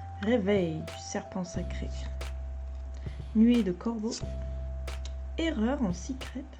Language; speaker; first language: French; native; French